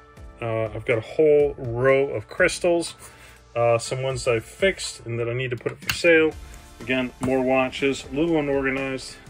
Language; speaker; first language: English; native; English